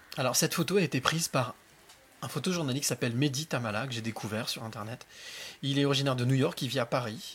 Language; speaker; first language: French; native; French